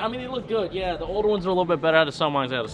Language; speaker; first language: English; native; English